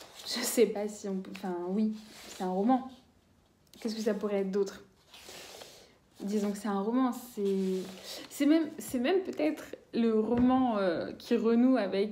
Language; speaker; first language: French; native; French